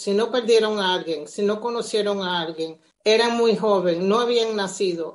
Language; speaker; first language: Spanish; early bilingual, heritage; Spanish